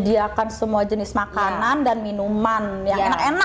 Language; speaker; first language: Indonesian; native; Indonesian